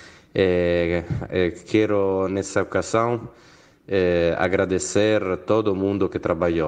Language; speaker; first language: Portuguese; non-native, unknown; Italian